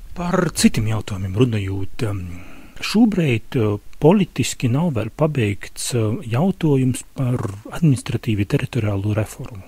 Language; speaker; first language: Latvian; native; Latvian